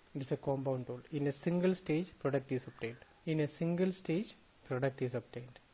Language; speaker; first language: English; non-native, local second language; Malayalam